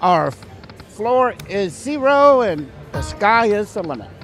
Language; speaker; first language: English; native; English